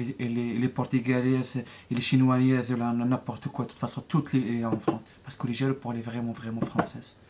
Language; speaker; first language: French; non-native, learner; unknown